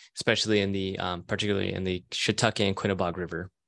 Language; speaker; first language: English; native; English